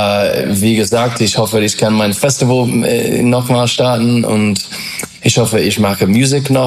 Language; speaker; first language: German; non-native, learner; English